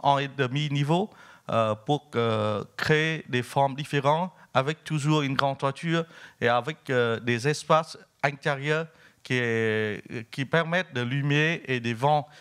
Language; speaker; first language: French; non-native, fluent; Vietnamese